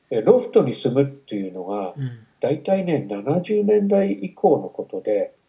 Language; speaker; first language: Japanese; non-native, fluent; English